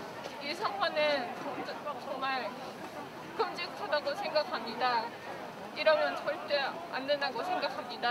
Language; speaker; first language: Korean; non-native, fluent; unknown